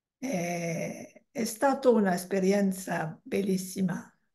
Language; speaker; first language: Italian; non-native, learner; French